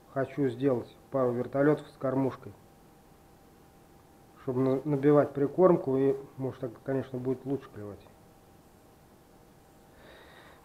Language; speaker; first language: Russian; native; Russian